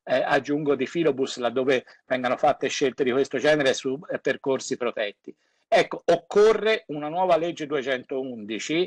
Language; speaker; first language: Italian; native; Italian